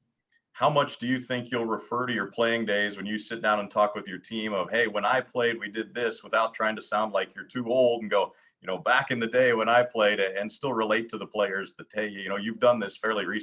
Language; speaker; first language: English; native; English